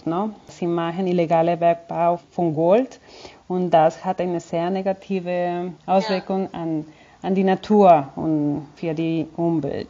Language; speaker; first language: German; non-native, fluent; Spanish